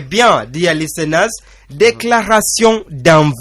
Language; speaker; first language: French; non-native, fluent; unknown